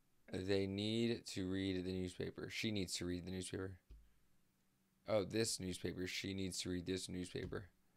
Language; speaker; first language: English; native; English